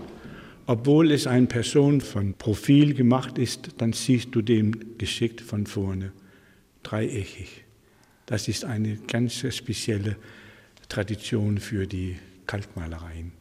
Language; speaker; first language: German; non-native, learner; Danish